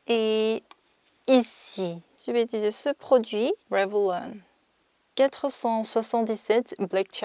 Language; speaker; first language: French; non-native, fluent; Korean